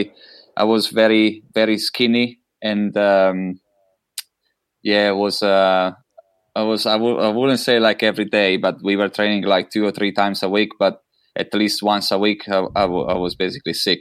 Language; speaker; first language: English; non-native, fluent; Italian